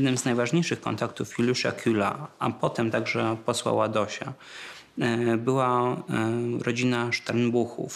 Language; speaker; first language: Polish; native; Polish